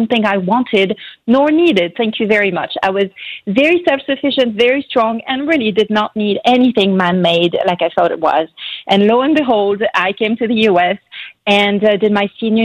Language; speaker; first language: English; non-native, fluent; French